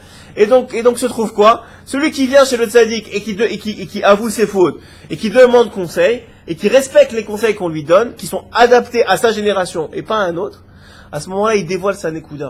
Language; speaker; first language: French; native; French